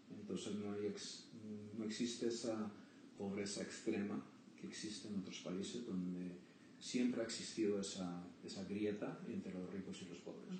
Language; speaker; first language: Spanish; early bilingual, heritage; Spanish